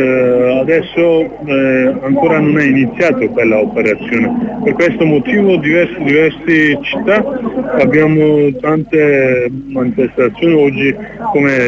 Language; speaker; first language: Italian; non-native, learner; Kurdish